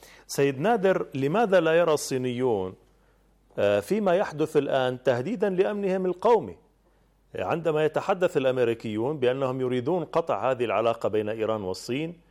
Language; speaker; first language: Arabic; native; Arabic